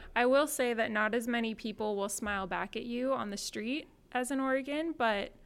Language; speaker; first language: English; native; English